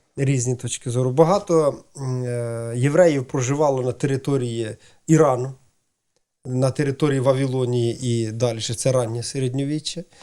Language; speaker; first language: Ukrainian; native; Ukrainian